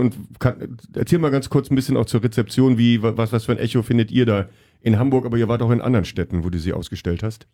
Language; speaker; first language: German; native; German